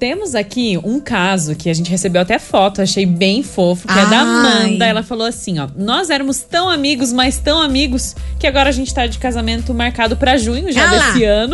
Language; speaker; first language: Portuguese; native; Portuguese